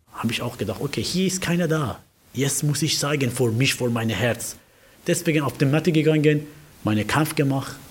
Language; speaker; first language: German; non-native, learner; Persian